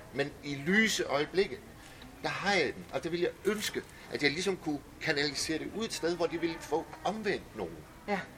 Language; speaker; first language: Danish; native; Danish